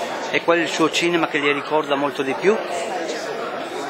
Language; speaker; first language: Italian; native; Italian